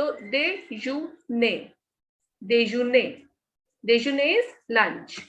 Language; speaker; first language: French; non-native, fluent; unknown